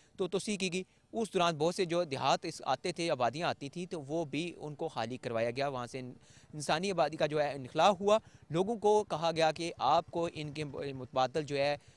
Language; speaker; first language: Urdu; non-native, local second language; Pahari-Potwari